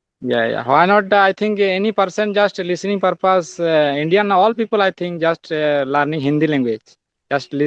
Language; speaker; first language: English; non-native, learner; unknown